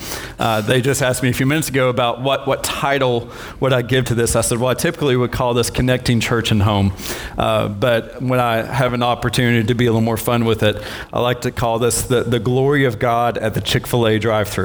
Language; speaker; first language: English; native; English